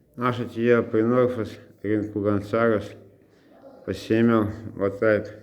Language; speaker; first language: Lithuanian; non-native, local second language; Russian